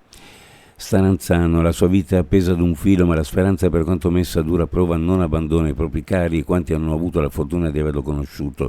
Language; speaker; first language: Italian; native; Italian